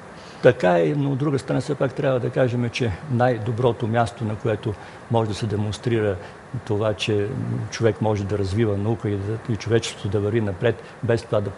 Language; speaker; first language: Bulgarian; native; Bulgarian